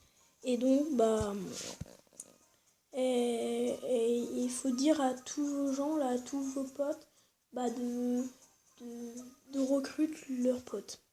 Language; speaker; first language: French; native; French